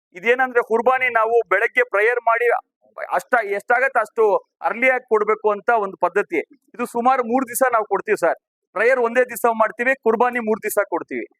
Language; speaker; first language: Kannada; non-native, local second language; Urdu